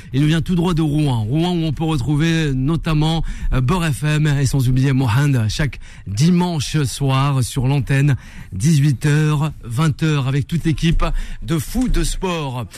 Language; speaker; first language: French; native; French